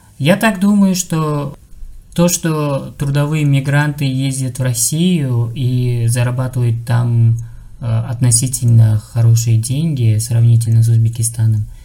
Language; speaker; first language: Russian; non-native, local second language; Uzbek